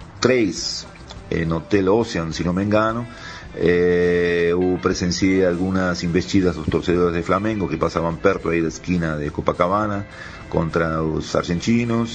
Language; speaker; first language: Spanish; non-native, fluent; Portuguese